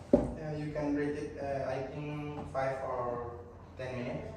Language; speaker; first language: English; non-native, learner; Indonesian